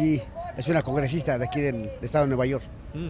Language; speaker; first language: Spanish; native; Spanish